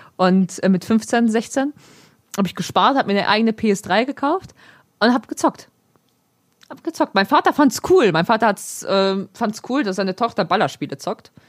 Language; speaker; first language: German; early bilingual, other home language; Polish